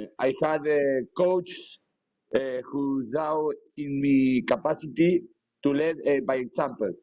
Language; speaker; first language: English; non-native, learner; Spanish